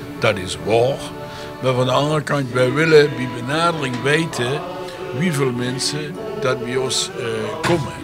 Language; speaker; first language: Dutch; native; Dutch